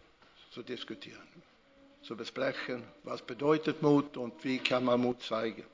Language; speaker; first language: German; non-native, fluent; Swedish